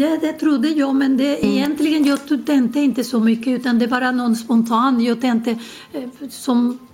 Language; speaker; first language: Swedish; non-native, fluent; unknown